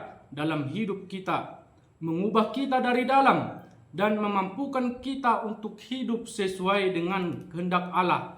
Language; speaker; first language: Indonesian; native; Indonesian